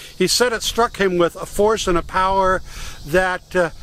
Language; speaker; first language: English; native; English